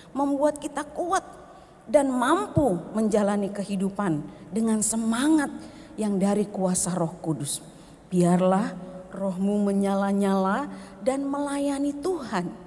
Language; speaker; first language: Indonesian; native; Indonesian